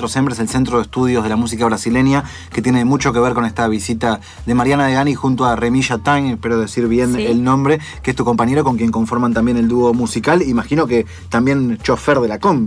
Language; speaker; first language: Spanish; native; Spanish